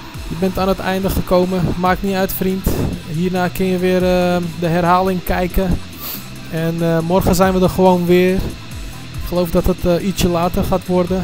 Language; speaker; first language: Dutch; early bilingual, other home language; Turkish